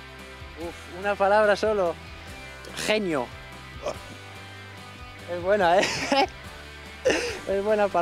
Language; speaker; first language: Spanish; non-native, fluent; French